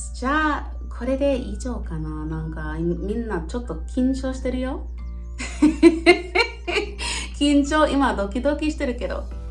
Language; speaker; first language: Japanese; non-native, learner; English